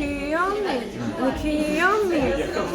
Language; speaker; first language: Korean; non-native, learner; Ukrainian